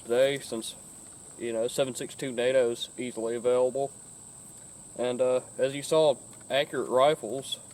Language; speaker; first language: English; native; English